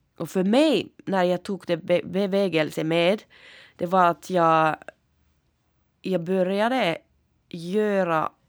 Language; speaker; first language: Swedish; non-native, local second language; Finnish